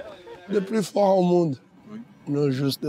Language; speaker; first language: French; non-native, fluent; Portuguese